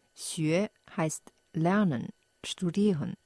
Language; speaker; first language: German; non-native, fluent; Chinese